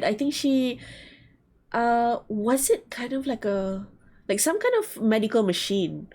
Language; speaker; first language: English; non-native, learner; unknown